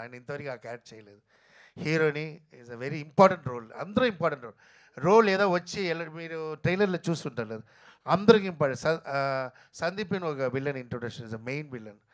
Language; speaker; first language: Telugu; non-native, local second language; Tamil